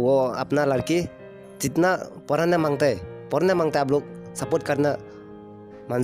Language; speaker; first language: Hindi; non-native, local second language; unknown